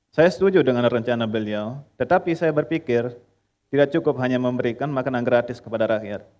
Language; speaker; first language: Indonesian; early bilingual, heritage; Indonesian